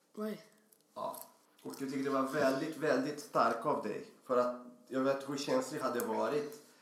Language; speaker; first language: Swedish; non-native, fluent; Portuguese